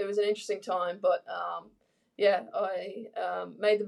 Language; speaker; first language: English; native; English